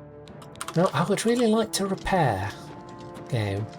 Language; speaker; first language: English; native; English